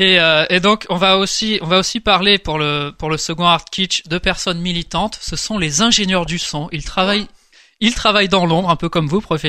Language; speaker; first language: French; native; French